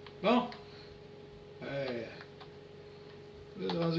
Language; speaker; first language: French; native; French